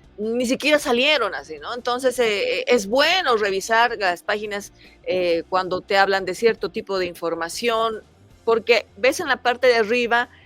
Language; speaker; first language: Spanish; native; Spanish